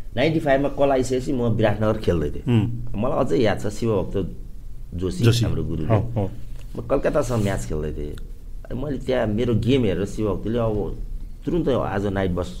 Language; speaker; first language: Nepali; native; Nepali